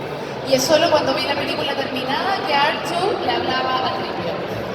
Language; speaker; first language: Spanish; native; Spanish